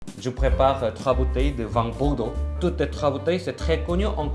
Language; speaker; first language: French; non-native, learner; Korean